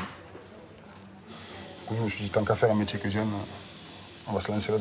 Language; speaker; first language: French; native; French